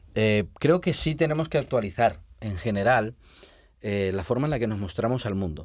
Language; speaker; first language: Spanish; native; Spanish